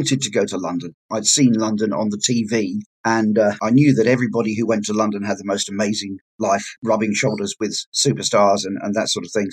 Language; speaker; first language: English; native; English